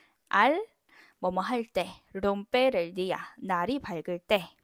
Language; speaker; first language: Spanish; non-native, fluent; Korean